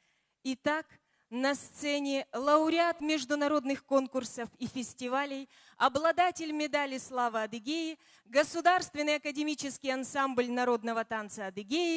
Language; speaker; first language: Russian; native; Russian